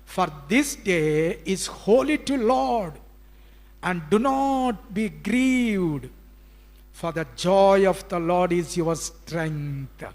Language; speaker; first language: English; non-native, local second language; Telugu